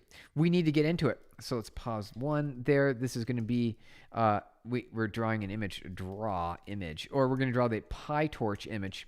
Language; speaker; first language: English; native; English